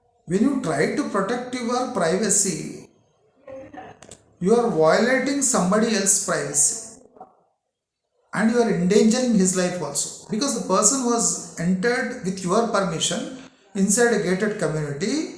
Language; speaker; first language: English; non-native, local second language; Telugu